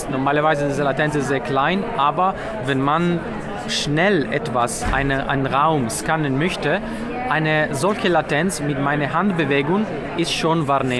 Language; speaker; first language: German; non-native, learner; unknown